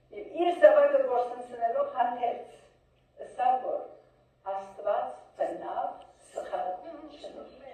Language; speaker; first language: Armenian; early bilingual, heritage; Armenian